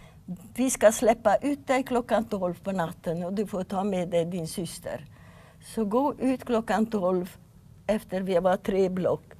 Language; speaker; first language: Swedish; non-native, fluent; Yiddish